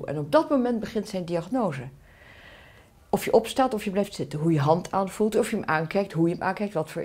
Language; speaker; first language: Dutch; native; Dutch